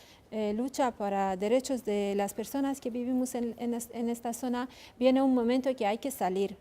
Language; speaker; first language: Spanish; non-native, fluent; Kurdish